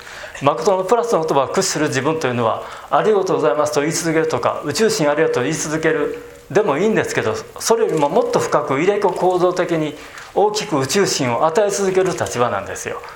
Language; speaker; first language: Japanese; native; Japanese